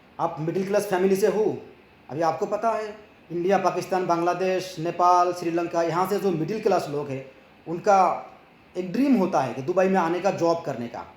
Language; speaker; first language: Hindi; non-native, local second language; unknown